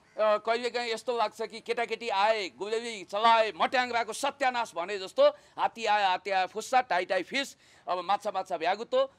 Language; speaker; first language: Nepali; native; Nepali